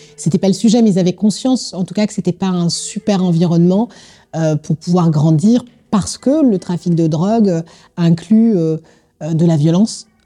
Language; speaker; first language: French; native; French